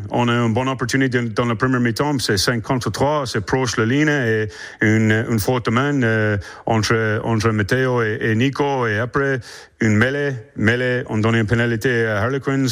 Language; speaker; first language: French; non-native, learner; English